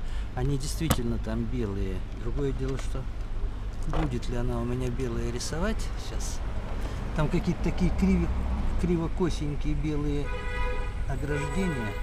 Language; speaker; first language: Russian; native; Russian